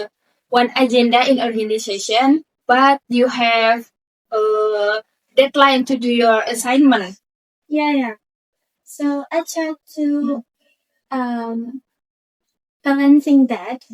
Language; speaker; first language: English; non-native, learner; Indonesian